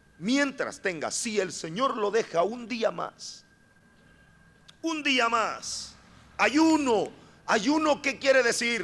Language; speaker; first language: Spanish; native; Spanish